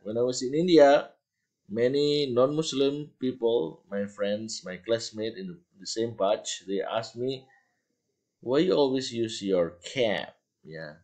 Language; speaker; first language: English; non-native, fluent; Indonesian